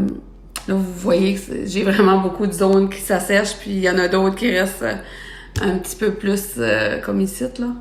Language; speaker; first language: French; native; French